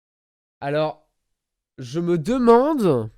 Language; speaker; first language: French; native; French